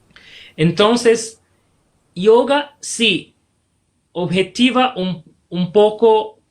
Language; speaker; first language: Spanish; non-native, fluent; Portuguese